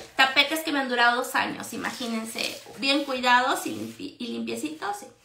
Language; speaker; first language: Spanish; native; Spanish